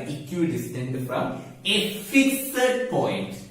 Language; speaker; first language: English; non-native, local second language; Malayalam